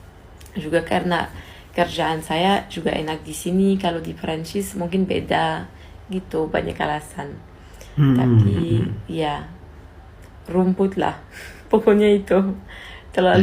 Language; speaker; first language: Indonesian; non-native, fluent; French